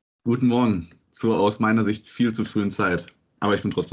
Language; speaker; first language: German; native; German